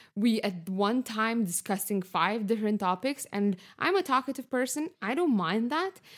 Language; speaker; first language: English; non-native, fluent; Lithuanian